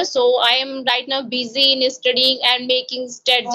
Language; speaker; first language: English; non-native, local second language; Hindi